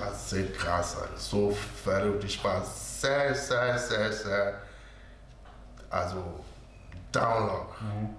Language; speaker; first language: German; non-native, learner; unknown